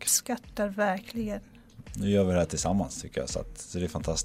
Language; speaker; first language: Swedish; non-native, fluent; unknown